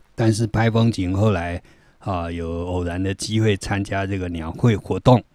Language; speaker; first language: Chinese; non-native, local second language; Min Nan Chinese